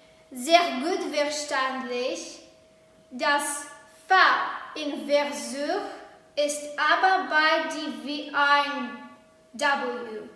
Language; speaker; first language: German; non-native, learner; Polish